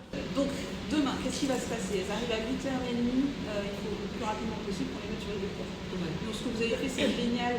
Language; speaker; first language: French; native; French